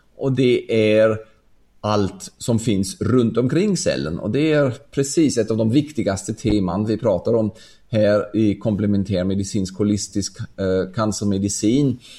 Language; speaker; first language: Swedish; non-native, fluent; German